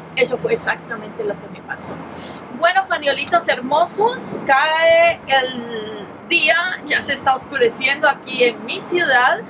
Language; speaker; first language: Spanish; native; Spanish